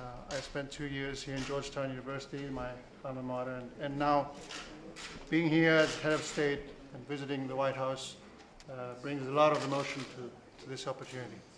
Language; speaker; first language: English; non-native, fluent; Spanish